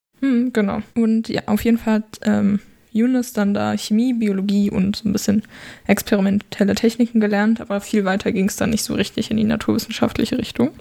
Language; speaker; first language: German; native; German